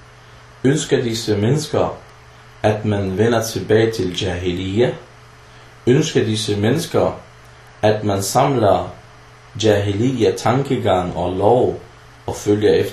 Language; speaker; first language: Danish; early bilingual, other home language; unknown